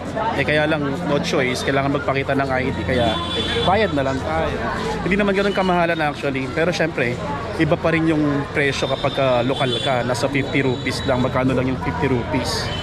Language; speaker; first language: Filipino; native; Filipino